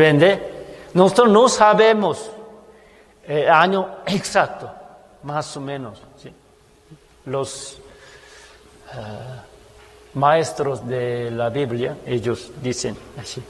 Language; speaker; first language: Spanish; non-native, fluent; Korean